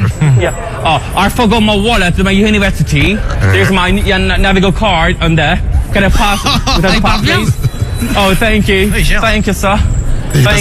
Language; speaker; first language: English; non-native, learner; French